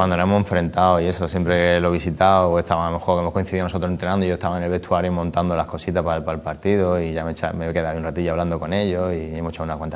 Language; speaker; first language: Spanish; native; Spanish